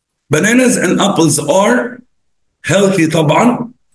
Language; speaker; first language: English; non-native, fluent; Arabic